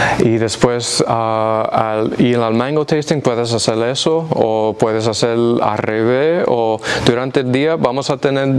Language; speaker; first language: Spanish; early bilingual, heritage; English